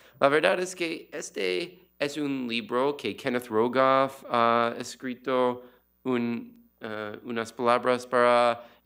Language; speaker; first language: Spanish; non-native, learner; English